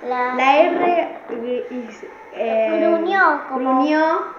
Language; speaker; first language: Spanish; native; Spanish